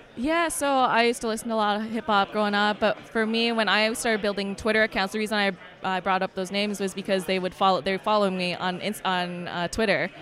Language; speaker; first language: English; native; English